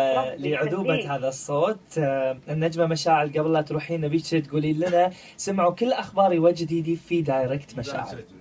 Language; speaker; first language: Arabic; native; Arabic